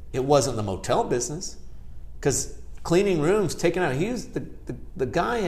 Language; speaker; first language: English; early bilingual, other home language; Gujarati